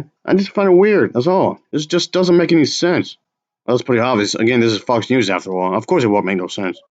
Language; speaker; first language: English; native; English